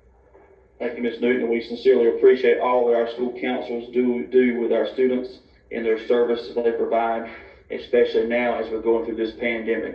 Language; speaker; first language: English; native; English